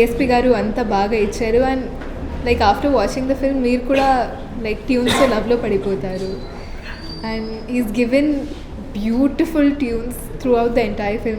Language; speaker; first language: Telugu; non-native, local second language; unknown